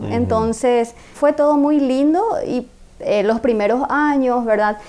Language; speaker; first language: Spanish; native; Spanish